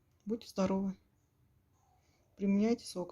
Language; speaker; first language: Russian; native; Russian